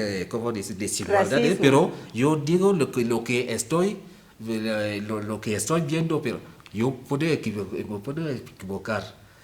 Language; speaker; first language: Spanish; non-native, fluent; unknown